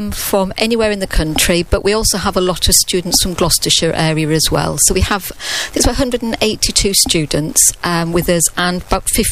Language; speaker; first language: English; native; English